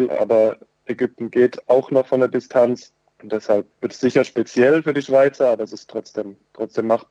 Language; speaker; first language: German; native; German